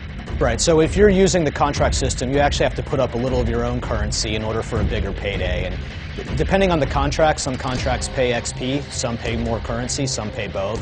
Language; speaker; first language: English; native; English